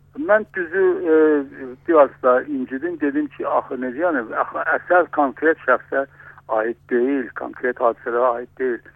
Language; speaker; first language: Azerbaijani; non-native, local second language; Russian